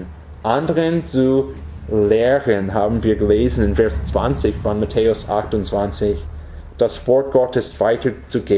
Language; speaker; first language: German; non-native, fluent; English